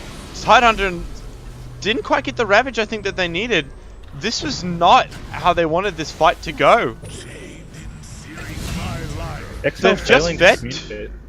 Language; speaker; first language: English; native; English